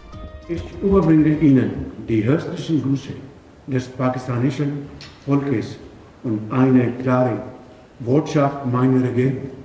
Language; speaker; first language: German; non-native, learner; Punjabi